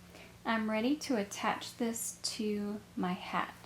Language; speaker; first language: English; native; English